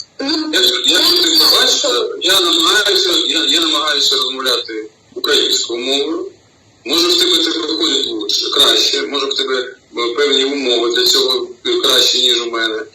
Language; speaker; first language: Ukrainian; non-native, local second language; Russian